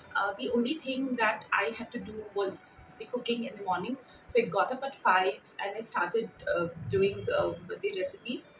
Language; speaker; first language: English; non-native, local second language; Kannada